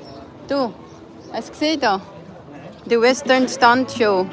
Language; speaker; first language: German; non-native, learner; Cebuano